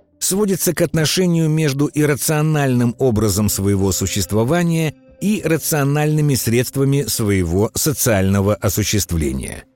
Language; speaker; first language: Russian; native; Russian